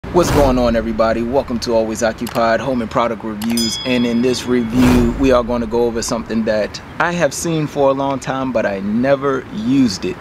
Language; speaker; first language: English; native; English